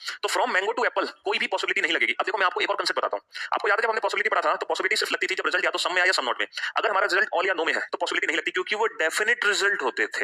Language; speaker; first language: Hindi; native; Hindi